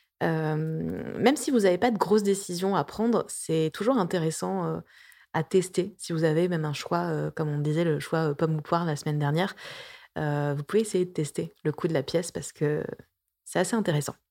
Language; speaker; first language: French; native; French